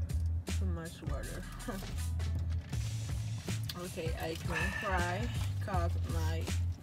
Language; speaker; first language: English; non-native, learner; Spanish